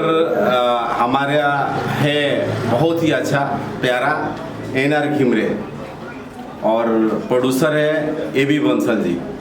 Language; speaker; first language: Hindi; native; Hindi